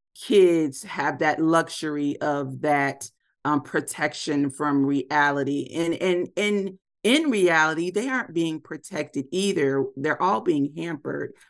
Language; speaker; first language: English; native; English